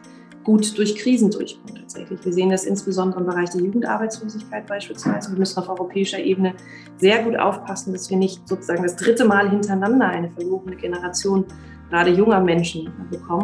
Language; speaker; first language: German; native; German